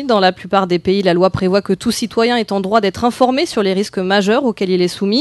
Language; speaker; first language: French; native; French